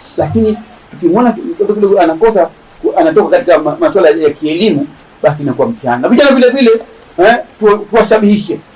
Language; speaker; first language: Swahili; native; Swahili